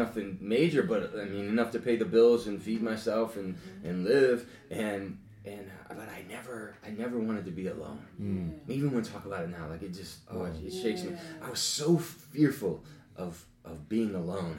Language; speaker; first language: English; native; English